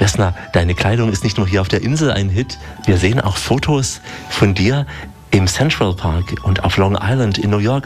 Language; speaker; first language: German; native; German